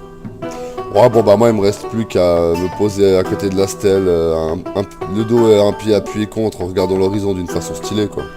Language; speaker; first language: French; native; French